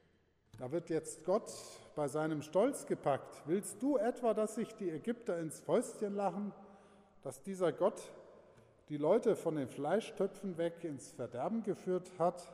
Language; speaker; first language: German; native; German